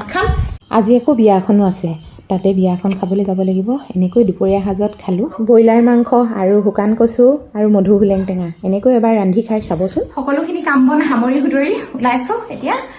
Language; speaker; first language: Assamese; native; Assamese